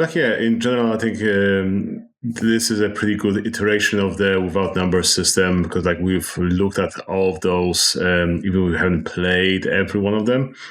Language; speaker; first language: English; non-native, fluent; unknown